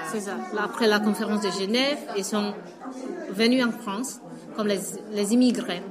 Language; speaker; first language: French; non-native, fluent; Vietnamese